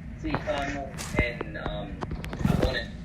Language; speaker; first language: Spanish; non-native, learner; English